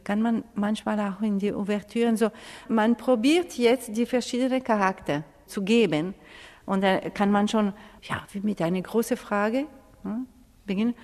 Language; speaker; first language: German; non-native, fluent; Italian